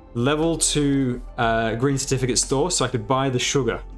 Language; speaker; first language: English; native; English